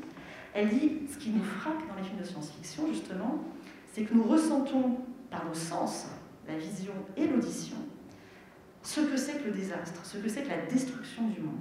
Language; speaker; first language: French; native; French